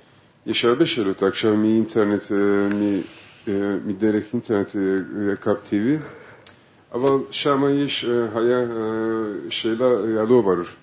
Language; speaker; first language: Hebrew; non-native, fluent; Turkish